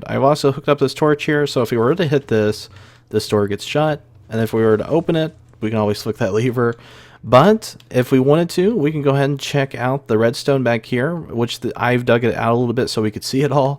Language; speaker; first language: English; native; English